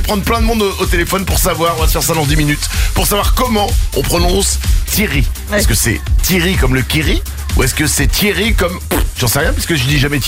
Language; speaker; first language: French; native; French